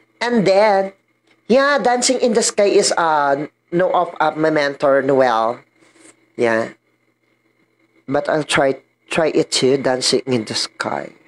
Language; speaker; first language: English; non-native, learner; Filipino